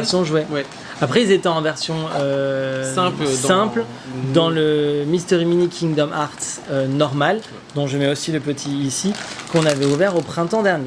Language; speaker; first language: French; native; French